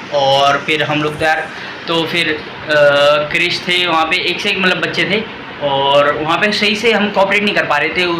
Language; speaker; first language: Hindi; native; Hindi